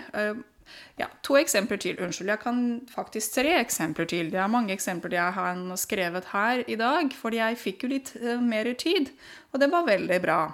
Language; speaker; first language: Norwegian; non-native, fluent; Romanian